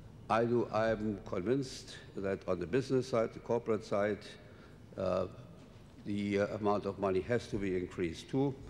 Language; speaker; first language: English; non-native, fluent; German